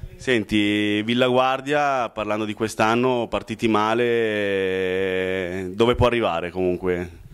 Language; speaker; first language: Italian; native; Italian